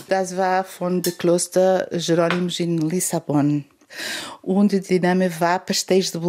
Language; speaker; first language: German; non-native, learner; Portuguese